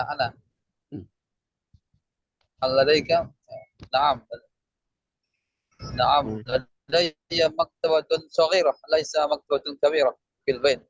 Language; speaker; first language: Arabic; non-native, learner; Indonesian